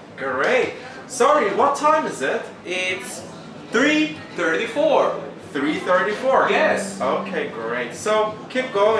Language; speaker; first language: English; non-native, fluent; Turkish